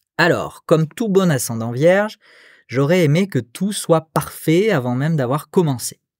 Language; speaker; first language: French; native; French